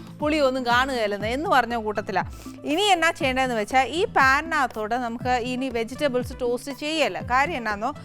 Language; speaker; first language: Malayalam; native; Malayalam